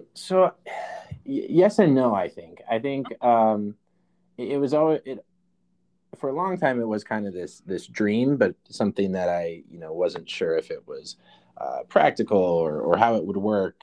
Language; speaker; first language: English; native; English